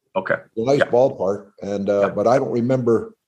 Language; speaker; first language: English; native; English